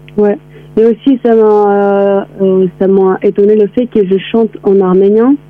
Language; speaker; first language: French; non-native, fluent; Armenian